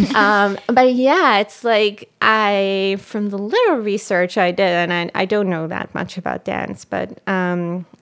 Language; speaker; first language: English; non-native, fluent; Hebrew